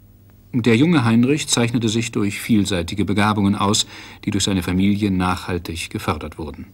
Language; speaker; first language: German; native; German